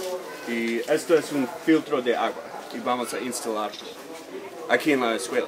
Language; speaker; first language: Spanish; non-native, learner; English